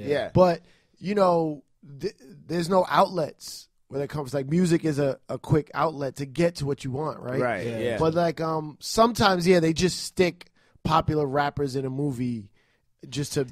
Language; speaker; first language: English; native; English